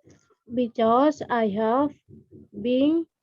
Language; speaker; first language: English; non-native, learner; Indonesian